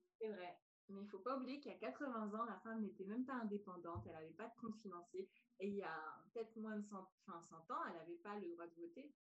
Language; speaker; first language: French; native; French